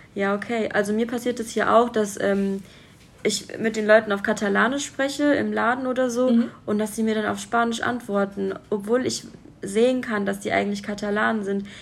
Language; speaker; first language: German; native; German